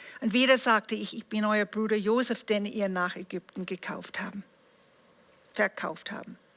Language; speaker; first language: German; non-native, fluent; English